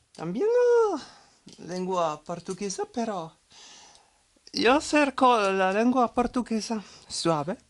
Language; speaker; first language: Spanish; non-native, learner; French